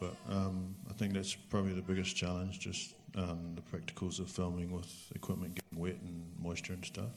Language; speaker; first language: English; native; English